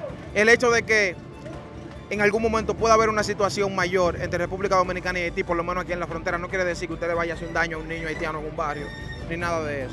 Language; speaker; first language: Spanish; native; Spanish